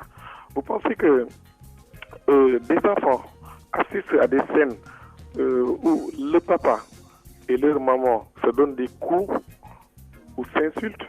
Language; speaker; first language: French; non-native, local second language; Wolof